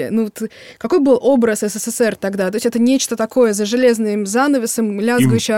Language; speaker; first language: Russian; native; Russian